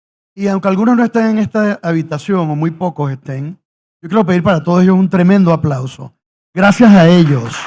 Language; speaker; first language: Spanish; native; Spanish